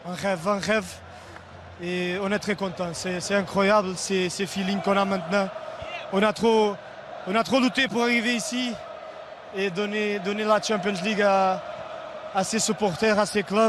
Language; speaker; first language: French; non-native, fluent; Portuguese